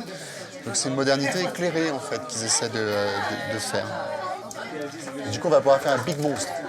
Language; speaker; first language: French; native; French